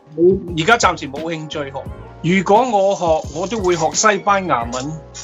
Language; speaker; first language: Cantonese; native; Cantonese